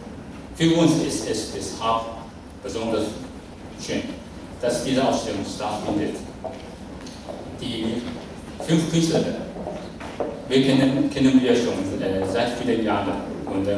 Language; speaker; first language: German; non-native, fluent; Chinese